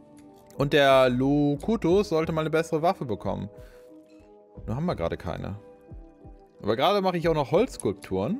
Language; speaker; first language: German; native; German